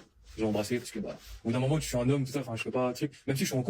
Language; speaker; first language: French; native; French